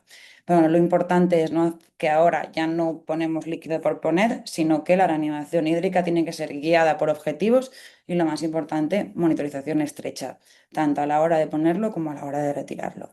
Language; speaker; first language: Spanish; native; Spanish